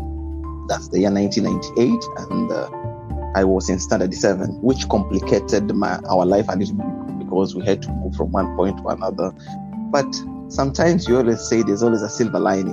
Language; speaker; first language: English; non-native, local second language; Luyia